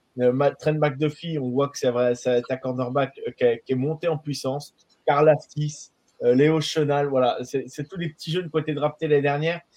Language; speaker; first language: French; native; French